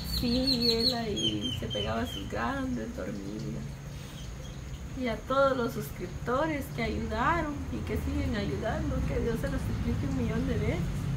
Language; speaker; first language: Spanish; native; Spanish